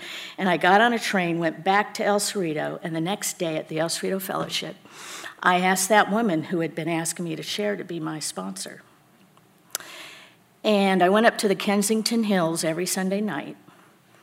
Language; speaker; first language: English; native; English